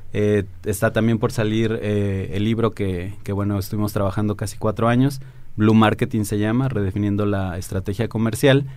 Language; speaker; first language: Spanish; native; Spanish